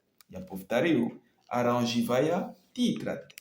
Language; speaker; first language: Russian; non-native, learner; French